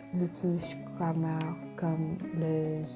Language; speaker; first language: French; non-native, learner; English